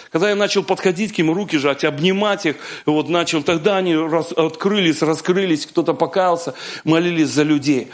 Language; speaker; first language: Russian; native; Russian